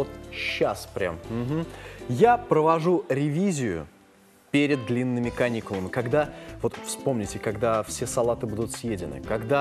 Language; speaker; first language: Russian; native; Russian